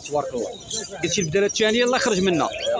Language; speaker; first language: Arabic; native; Arabic